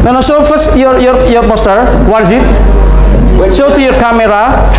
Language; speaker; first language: English; non-native, fluent; Indonesian